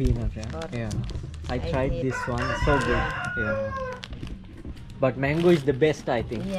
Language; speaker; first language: English; non-native, local second language; Sinhala